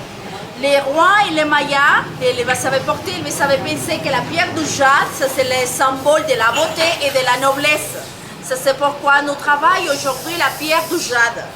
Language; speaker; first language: French; non-native, learner; Spanish